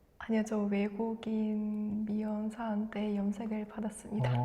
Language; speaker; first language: Korean; non-native, fluent; Russian